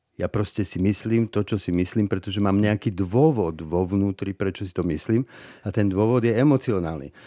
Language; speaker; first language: Slovak; native; Slovak